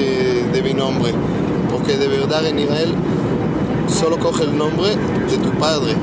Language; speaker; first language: Spanish; early bilingual, heritage; Hebrew